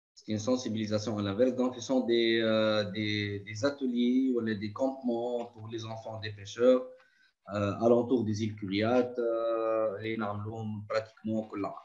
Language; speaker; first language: French; non-native, local second language; Arabic